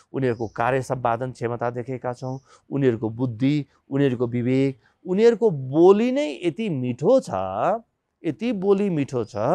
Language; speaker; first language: Nepali; native; Nepali